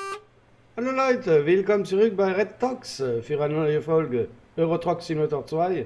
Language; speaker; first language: German; non-native, learner; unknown